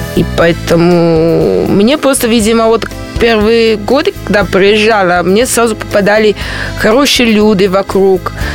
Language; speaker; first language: Russian; non-native, fluent; Italian